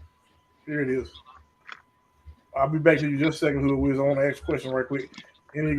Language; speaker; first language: English; native; English